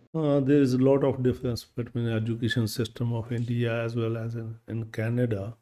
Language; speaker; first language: English; non-native, local second language; Punjabi